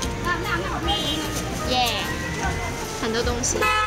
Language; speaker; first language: Chinese; non-native, local second language; Cantonese